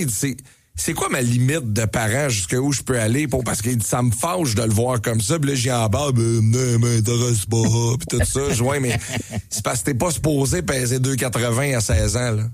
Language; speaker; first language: French; native; French